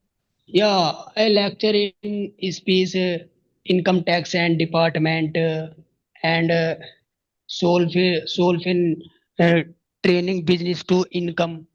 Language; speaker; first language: English; non-native, learner; Hindi